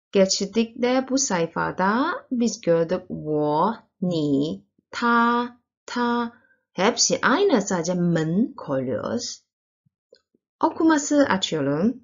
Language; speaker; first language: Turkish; non-native, learner; Chinese